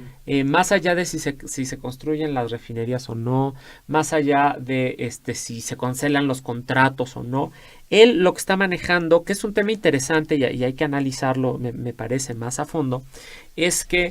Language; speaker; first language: Spanish; native; Spanish